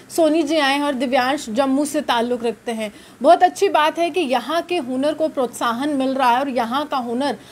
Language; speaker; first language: Hindi; non-native, local second language; Dogri